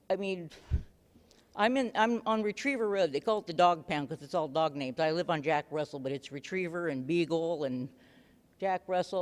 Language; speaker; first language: English; native; English